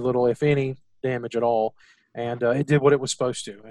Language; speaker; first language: English; native; English